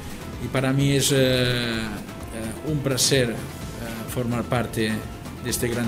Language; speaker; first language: Spanish; non-native, local second language; Catalan